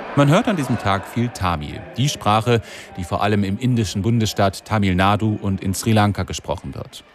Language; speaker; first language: German; native; German